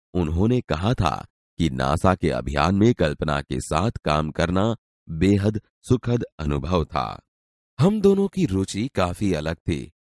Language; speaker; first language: Hindi; non-native, local second language; Gujarati